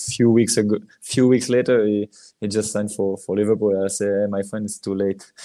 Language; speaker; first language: English; non-native, learner; French